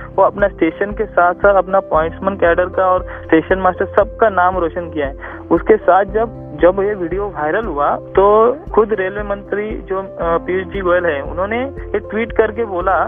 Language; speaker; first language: Hindi; non-native, local second language; Marathi